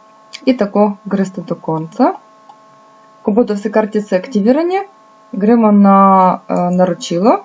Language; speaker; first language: Slovenian; non-native, fluent; Russian